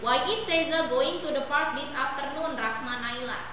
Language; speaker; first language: English; non-native, fluent; Indonesian